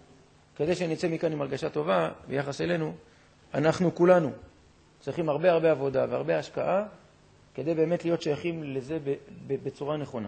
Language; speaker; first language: Hebrew; native; Hebrew